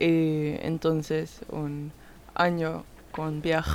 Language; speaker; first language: Spanish; non-native, learner; Dutch